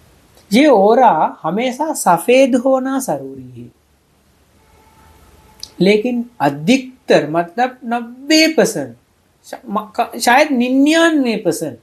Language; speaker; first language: Hindi; non-native, fluent; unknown